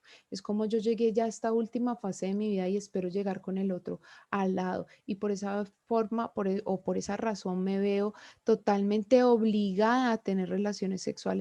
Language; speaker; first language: Spanish; native; Spanish